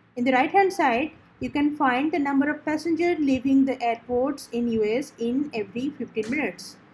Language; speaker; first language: English; non-native, local second language; Odia